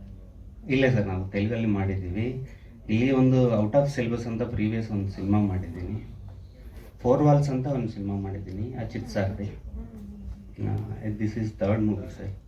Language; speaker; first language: Kannada; non-native, learner; Telugu